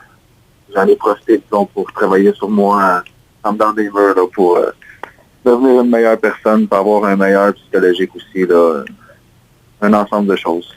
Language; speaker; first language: French; native; French